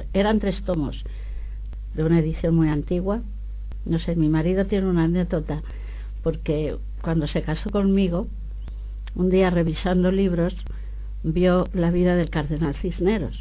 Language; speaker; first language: Spanish; native; Spanish